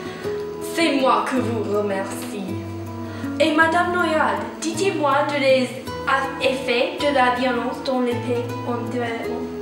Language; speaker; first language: French; non-native, learner; English